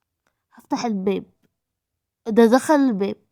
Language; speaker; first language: Arabic; native; Arabic